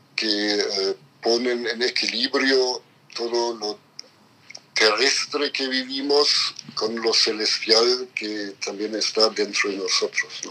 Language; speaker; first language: Spanish; non-native, fluent; German